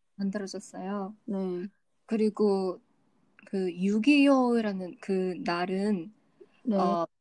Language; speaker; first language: Korean; non-native, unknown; Vietnamese